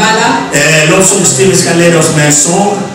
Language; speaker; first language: Swedish; non-native, learner; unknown